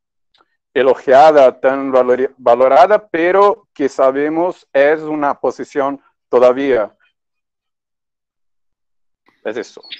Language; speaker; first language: Spanish; non-native, fluent; Portuguese